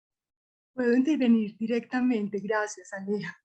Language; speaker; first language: Spanish; native; Spanish